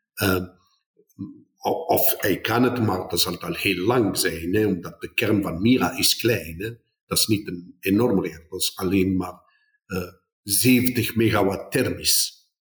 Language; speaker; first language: Dutch; non-native, fluent; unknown